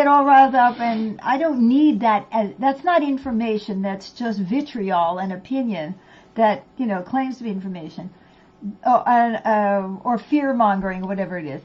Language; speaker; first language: English; native; English